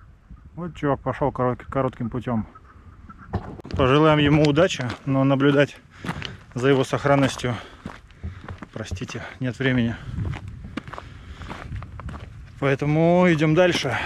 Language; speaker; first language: Russian; native; Russian